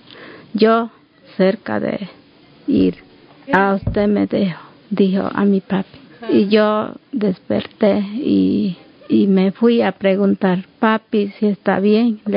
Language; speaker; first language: Spanish; non-native, local second language; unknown